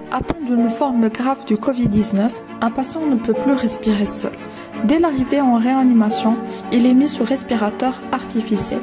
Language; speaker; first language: French; non-native, local second language; Arabic